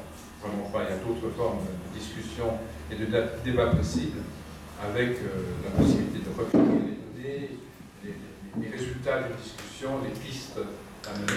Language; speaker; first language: French; native; French